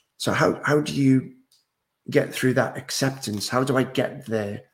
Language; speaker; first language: English; native; English